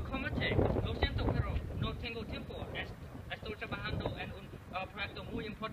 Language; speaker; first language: Spanish; non-native, learner; English